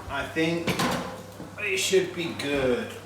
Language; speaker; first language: English; native; English